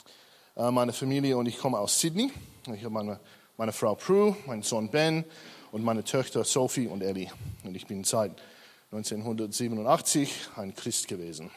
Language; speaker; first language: German; non-native, learner; English